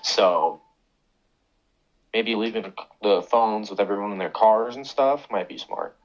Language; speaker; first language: English; native; English